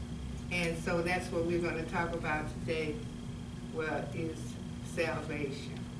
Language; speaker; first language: English; native; English